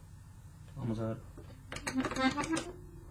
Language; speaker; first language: Spanish; native; Spanish